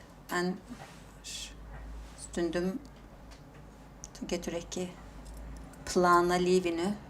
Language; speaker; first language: Icelandic; non-native, fluent; Turkish